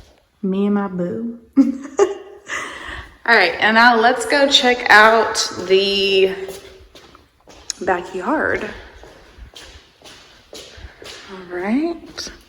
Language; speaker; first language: English; native; English